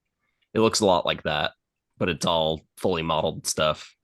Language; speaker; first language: English; native; English